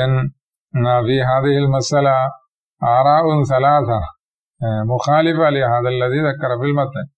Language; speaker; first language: Arabic; non-native, fluent; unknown